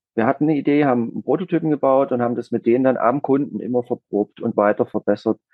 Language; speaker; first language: German; native; German